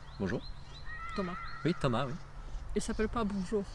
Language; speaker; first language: French; non-native, fluent; Polish